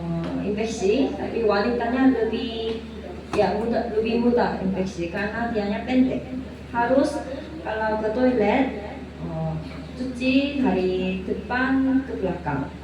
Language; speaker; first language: Indonesian; non-native, learner; Korean